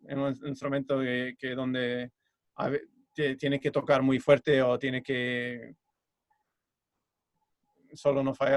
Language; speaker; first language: Spanish; non-native, fluent; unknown